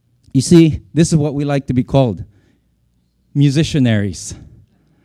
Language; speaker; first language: English; non-native, local second language; Filipino